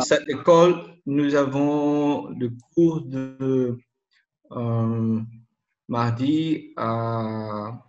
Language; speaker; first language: French; non-native, learner; Portuguese